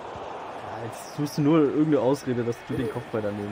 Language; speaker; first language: German; native; German